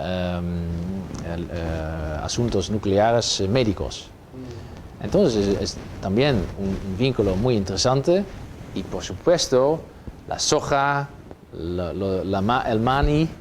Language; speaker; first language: Spanish; non-native, fluent; Dutch